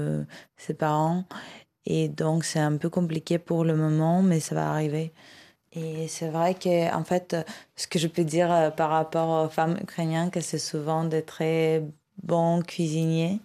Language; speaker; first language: French; non-native, fluent; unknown